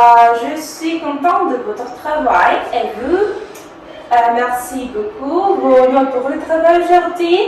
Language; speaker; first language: French; non-native, fluent; Russian